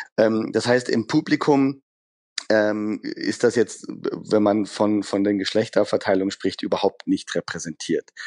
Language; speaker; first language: German; early bilingual, other home language; Persian